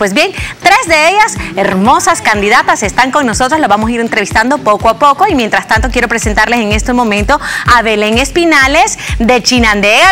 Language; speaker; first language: Spanish; native; Spanish